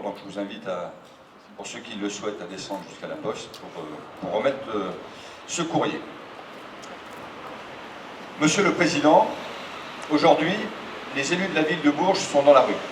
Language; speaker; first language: French; native; French